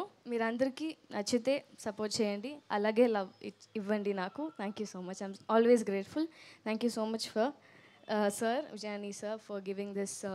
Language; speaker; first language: Telugu; non-native, learner; Tamil